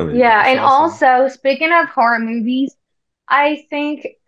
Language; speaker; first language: English; non-native, fluent; Korean